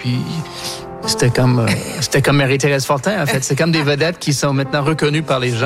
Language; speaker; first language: French; non-native, local second language; English